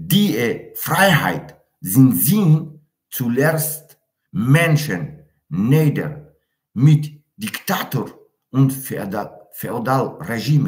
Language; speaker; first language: German; non-native, learner; Tajik